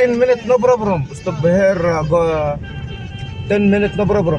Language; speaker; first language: English; non-native, learner; Arabic